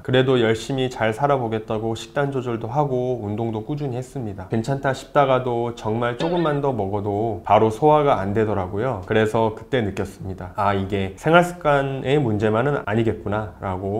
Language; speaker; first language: Korean; native; Korean